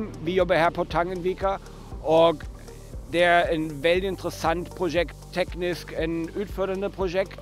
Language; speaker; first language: Norwegian; non-native, fluent; German